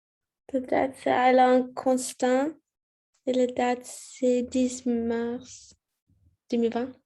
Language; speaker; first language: French; non-native, learner; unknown